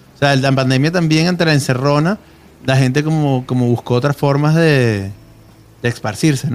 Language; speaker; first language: Spanish; native; Spanish